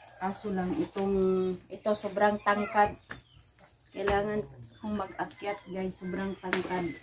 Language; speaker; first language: Filipino; non-native, local second language; Cebuano